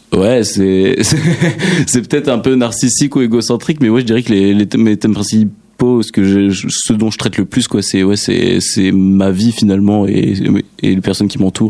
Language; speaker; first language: French; native; French